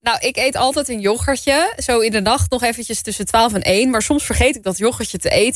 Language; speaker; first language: Dutch; native; Dutch